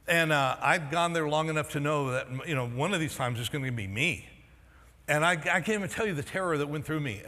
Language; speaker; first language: English; native; English